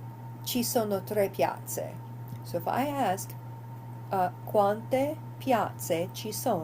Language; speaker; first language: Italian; non-native, fluent; English